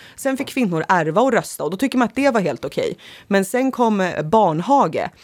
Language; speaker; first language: Swedish; early bilingual, other home language; Finnish